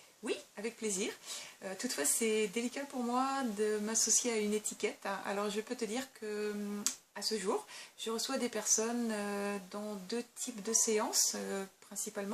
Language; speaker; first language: French; native; French